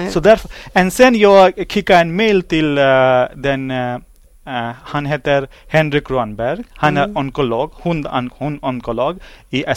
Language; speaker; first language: Swedish; non-native, learner; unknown